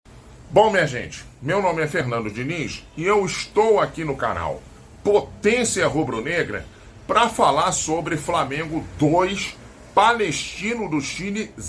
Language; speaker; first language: Portuguese; native; Portuguese